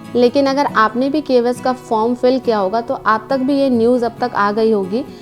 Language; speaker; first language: Hindi; native; Hindi